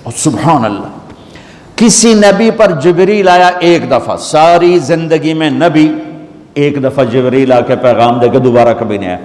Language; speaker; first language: Urdu; non-native, local second language; Punjabi